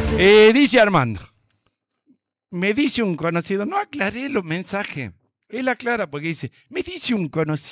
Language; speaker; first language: Spanish; native; Spanish